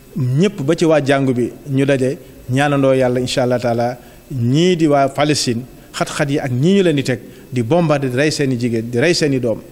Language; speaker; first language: Wolof; native; Wolof